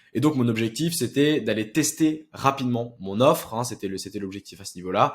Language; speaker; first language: French; native; French